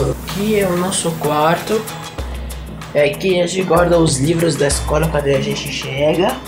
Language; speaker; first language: Portuguese; early bilingual, other home language; Arabic